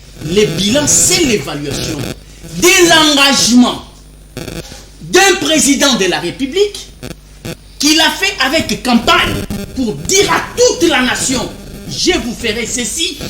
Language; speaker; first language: French; non-native, local second language; Lingala